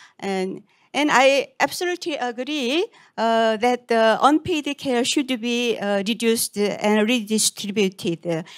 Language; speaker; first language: English; non-native, fluent; Korean